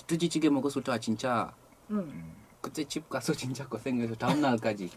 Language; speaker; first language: Korean; non-native, fluent; English